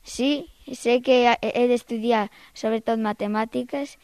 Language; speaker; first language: Catalan; early bilingual, other home language; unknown